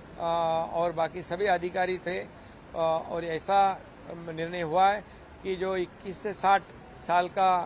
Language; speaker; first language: Hindi; non-native, local second language; Marathi